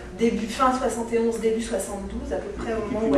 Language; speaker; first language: French; native; French